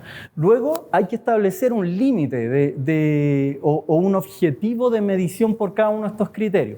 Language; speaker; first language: Spanish; native; Spanish